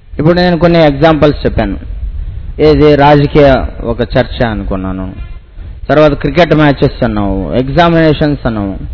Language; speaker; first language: Telugu; non-native, fluent; Hindi